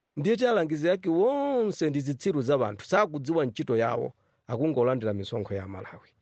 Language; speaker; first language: Nyanja; non-native, local second language; Yao